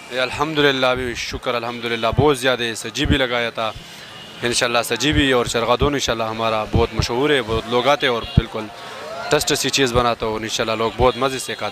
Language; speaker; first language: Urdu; non-native, local second language; Pashto